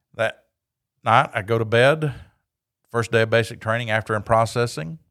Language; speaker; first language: English; native; English